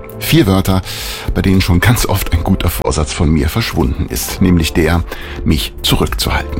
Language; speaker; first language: German; native; German